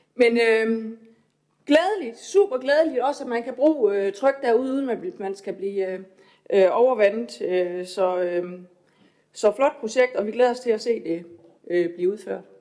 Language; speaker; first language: Danish; native; Danish